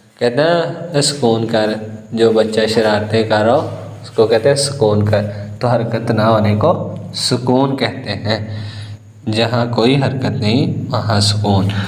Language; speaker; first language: Urdu; non-native, local second language; Punjabi